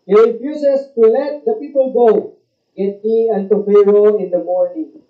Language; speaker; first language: English; non-native, local second language; Filipino